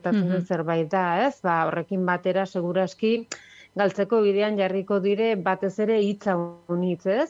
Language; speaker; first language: Basque; native; Basque